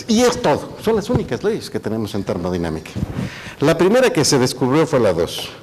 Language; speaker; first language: Spanish; native; Spanish